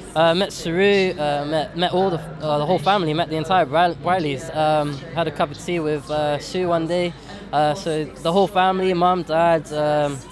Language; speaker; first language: English; native; English